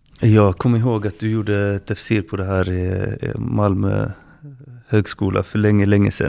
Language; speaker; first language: Swedish; non-native, fluent; Arabic